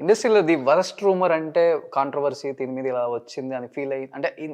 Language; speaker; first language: Telugu; native; Telugu